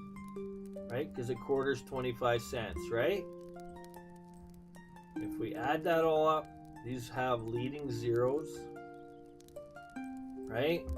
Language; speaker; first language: English; native; English